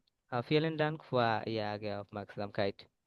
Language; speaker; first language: German; non-native, learner; Bangla